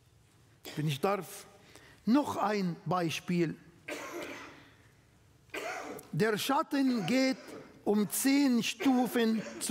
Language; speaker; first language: German; non-native, learner; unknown